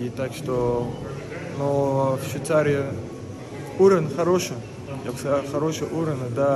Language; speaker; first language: Russian; non-native, fluent; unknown